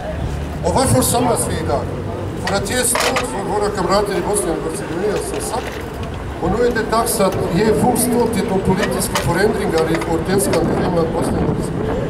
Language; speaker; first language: Swedish; non-native, fluent; Bosnian